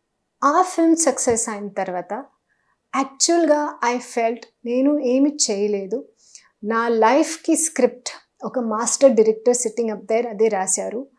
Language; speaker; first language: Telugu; non-native, learner; Hindi